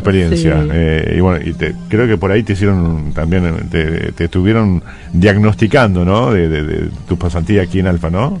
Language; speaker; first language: Spanish; native; Spanish